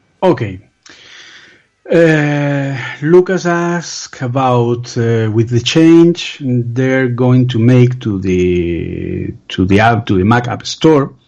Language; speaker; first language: English; non-native, learner; Spanish